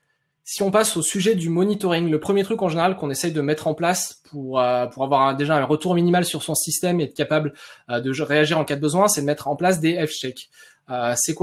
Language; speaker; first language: French; native; French